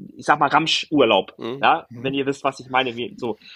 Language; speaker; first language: German; native; German